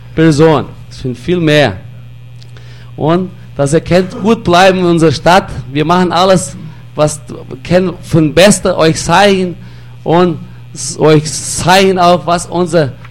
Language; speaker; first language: German; early bilingual, heritage; German